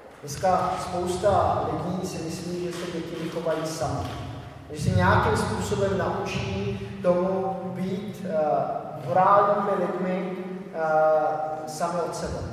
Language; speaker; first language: Czech; native; Czech